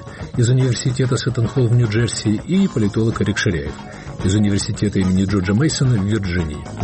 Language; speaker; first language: Russian; native; Russian